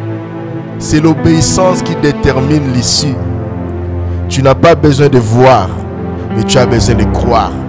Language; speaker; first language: French; non-native, local second language; Lingala